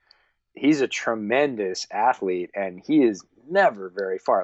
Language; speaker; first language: English; native; English